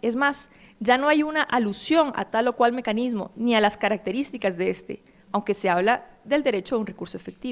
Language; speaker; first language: Spanish; native; Spanish